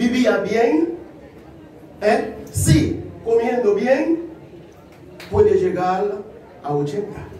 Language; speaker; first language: Spanish; non-native, learner; Haitian Creole